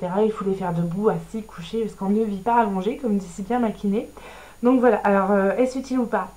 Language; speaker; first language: French; native; French